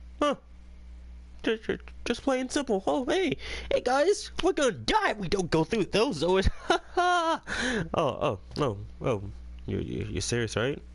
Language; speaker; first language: English; native; English